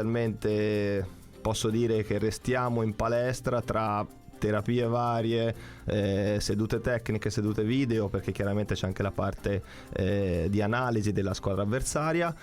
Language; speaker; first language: Italian; native; Italian